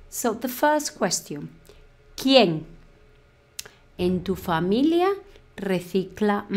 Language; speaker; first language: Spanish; non-native, fluent; English